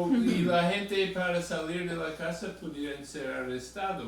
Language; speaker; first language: Spanish; non-native, fluent; English